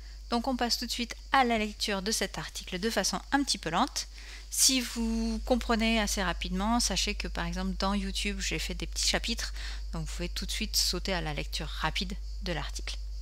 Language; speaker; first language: French; native; French